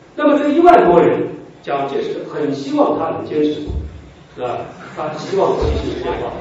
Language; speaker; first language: Chinese; native; Chinese